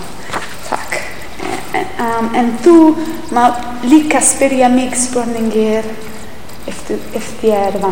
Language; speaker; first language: Icelandic; non-native, learner; English